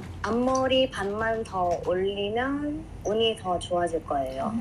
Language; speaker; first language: Korean; non-native, fluent; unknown